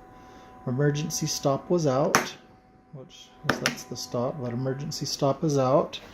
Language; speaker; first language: English; native; English